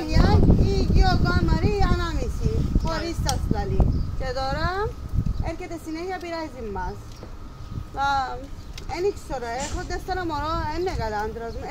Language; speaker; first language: Greek; non-native, learner; Turkish